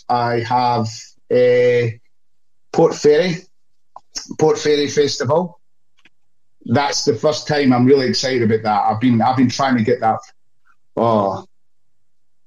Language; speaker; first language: English; native; English